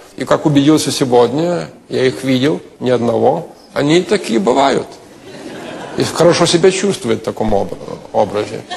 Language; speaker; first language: Russian; non-native, local second language; Lithuanian